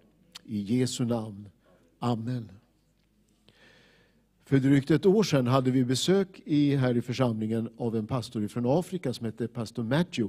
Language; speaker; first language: Swedish; native; Swedish